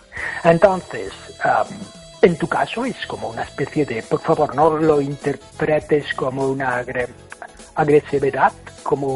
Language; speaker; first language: Spanish; non-native, fluent; English